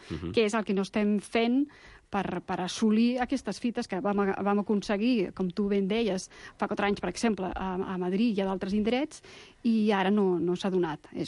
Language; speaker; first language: Catalan; non-native, local second language; Spanish